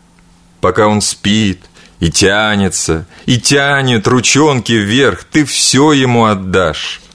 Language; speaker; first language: Russian; native; Russian